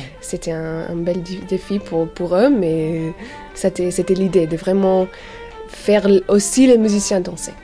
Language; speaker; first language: French; non-native, learner; English